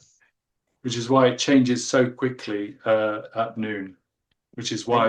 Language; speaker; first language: English; native; English